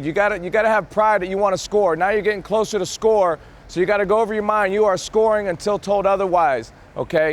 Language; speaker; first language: English; native; English